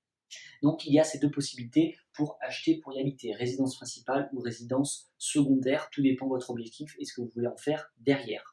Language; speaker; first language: French; native; French